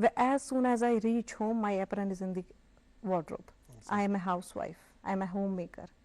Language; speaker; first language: English; non-native, local second language; Urdu